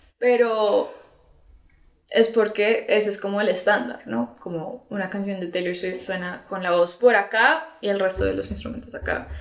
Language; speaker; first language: Spanish; early bilingual, other home language; English